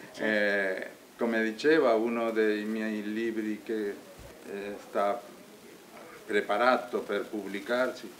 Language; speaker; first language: Italian; non-native, learner; Spanish